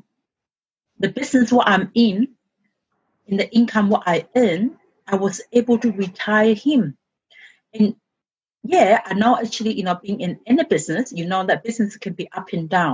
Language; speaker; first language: English; non-native, fluent; Chinese